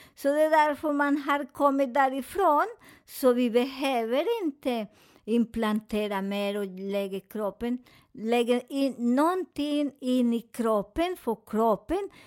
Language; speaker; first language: Swedish; non-native, learner; Spanish